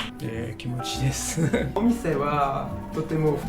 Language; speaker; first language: Japanese; non-native, learner; French